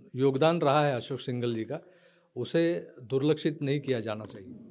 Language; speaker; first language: Hindi; non-native, local second language; Marathi